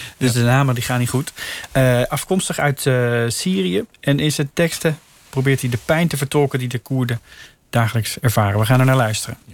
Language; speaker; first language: Dutch; native; Dutch